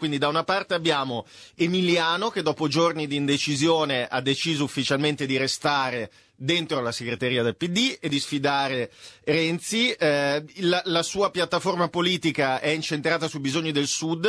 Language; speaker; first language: Italian; native; Italian